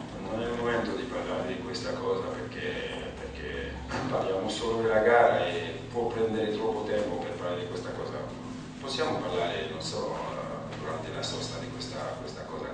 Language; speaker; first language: Italian; non-native, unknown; French